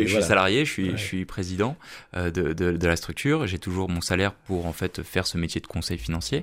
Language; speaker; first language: French; native; French